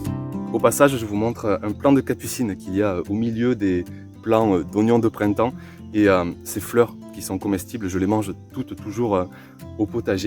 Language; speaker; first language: French; native; French